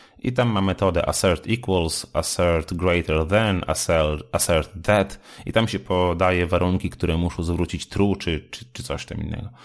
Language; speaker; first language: Polish; native; Polish